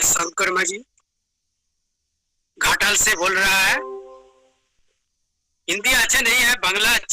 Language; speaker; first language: Hindi; non-native, local second language; Bangla